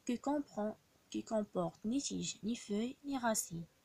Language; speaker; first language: French; non-native, local second language; Arabic